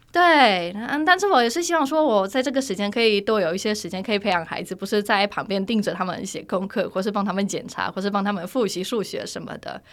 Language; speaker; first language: Chinese; non-native, fluent; Polish